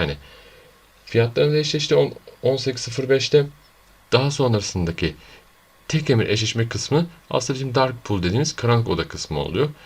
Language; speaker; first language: Turkish; native; Turkish